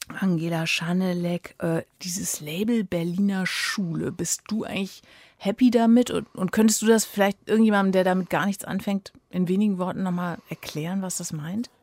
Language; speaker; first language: German; native; German